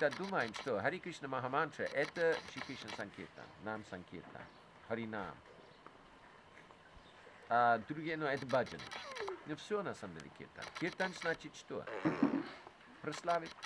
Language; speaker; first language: Russian; non-native, fluent; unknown